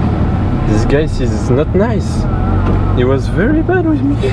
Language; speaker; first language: English; non-native, learner; French